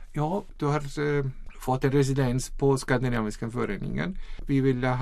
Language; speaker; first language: Swedish; non-native, learner; Icelandic